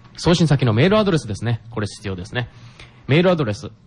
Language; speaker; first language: Japanese; native; Japanese